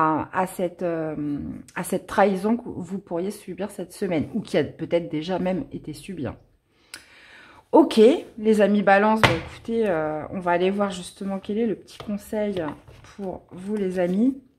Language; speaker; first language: French; native; French